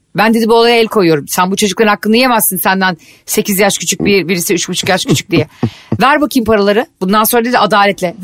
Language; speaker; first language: Turkish; native; Turkish